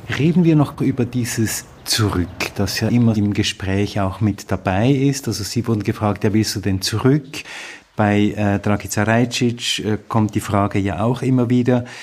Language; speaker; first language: German; native; German